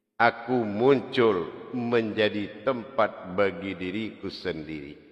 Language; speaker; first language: Malay; non-native, local second language; Javanese